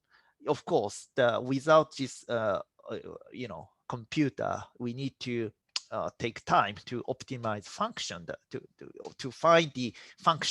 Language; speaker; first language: English; non-native, fluent; Japanese